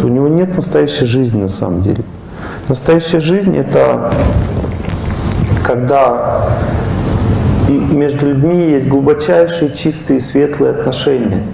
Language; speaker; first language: Russian; native; Russian